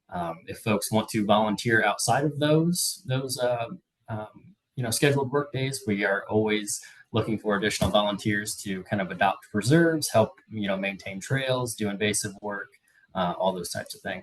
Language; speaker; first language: English; native; English